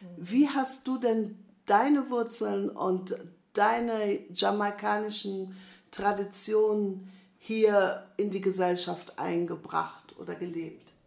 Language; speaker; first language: German; native; German